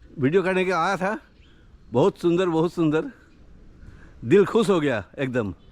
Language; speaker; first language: Hindi; non-native, local second language; Bangla